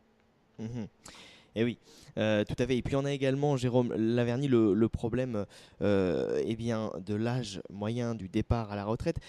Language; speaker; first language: French; native; French